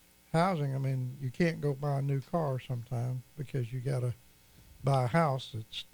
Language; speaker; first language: English; native; English